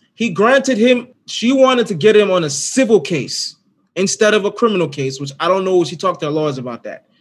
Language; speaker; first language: English; native; English